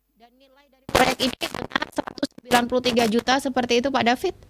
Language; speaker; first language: Indonesian; native; Indonesian